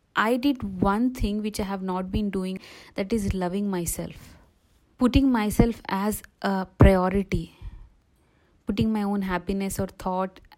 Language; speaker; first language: English; non-native, local second language; Telugu